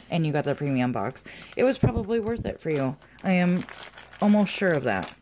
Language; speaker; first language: English; native; English